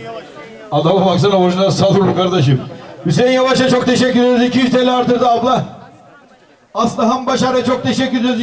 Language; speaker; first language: Turkish; native; Turkish